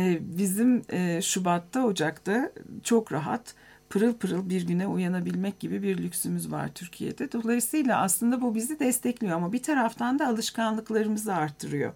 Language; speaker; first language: Turkish; native; Turkish